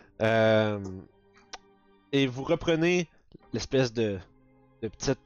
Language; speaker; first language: French; native; French